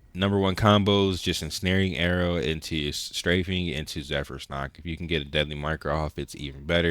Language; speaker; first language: English; native; English